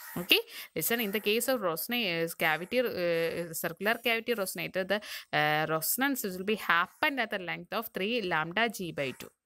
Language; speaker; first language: English; non-native, local second language; Malayalam